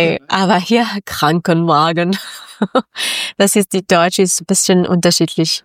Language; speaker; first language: German; non-native, learner; Persian